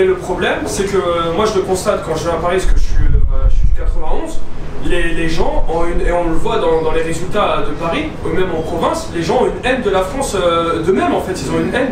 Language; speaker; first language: French; native; French